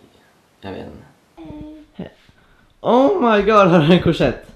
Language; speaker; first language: Swedish; native; Swedish